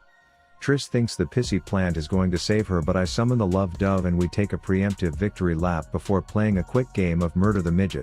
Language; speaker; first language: English; native; English